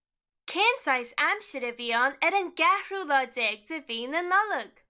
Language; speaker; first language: Irish; non-native, local second language; English